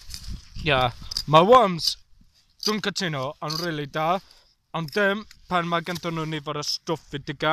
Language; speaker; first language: Welsh; non-native, learner; English